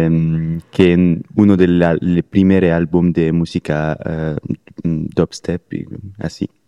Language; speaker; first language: Italian; non-native, learner; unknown